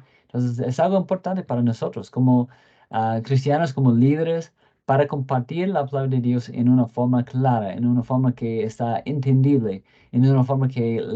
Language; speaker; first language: Spanish; non-native, fluent; English